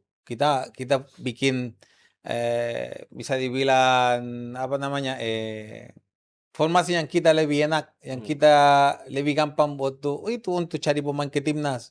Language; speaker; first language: Indonesian; non-native, fluent; Spanish